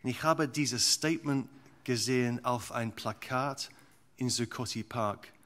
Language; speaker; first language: German; non-native, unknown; English